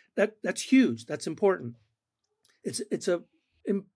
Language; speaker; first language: English; non-native, fluent; Spanish